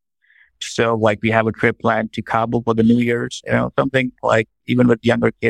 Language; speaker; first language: English; non-native, local second language; Urdu